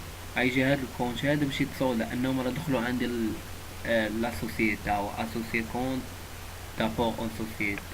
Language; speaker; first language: Arabic; native; Arabic